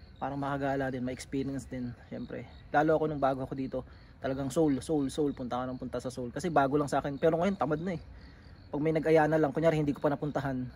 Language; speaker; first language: Filipino; native; Filipino